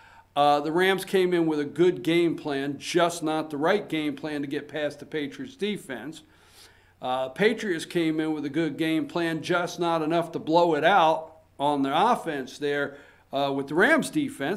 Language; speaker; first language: English; native; English